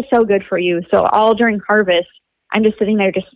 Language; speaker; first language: English; native; English